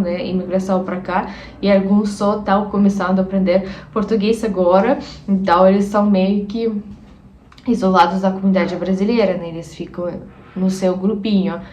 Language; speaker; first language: Portuguese; non-native, fluent; Russian